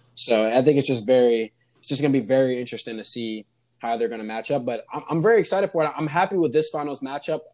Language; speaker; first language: English; native; English